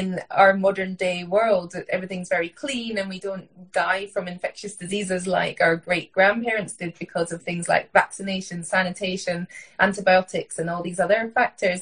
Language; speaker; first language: English; native; English